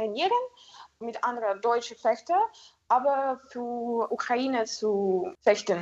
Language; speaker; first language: German; non-native, learner; Ukrainian